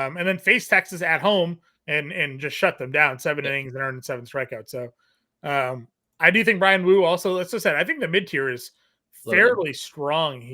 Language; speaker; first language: English; native; English